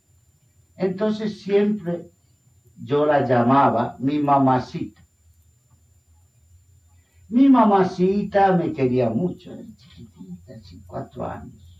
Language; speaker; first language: Spanish; non-native, fluent; Bangla